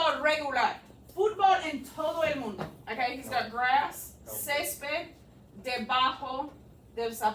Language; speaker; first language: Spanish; non-native, fluent; English